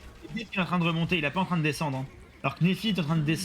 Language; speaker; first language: French; native; French